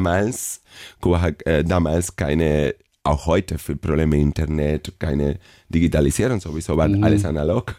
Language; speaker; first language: German; non-native, fluent; Spanish